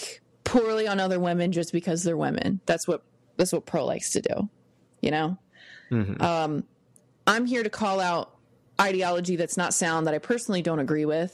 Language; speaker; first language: English; native; English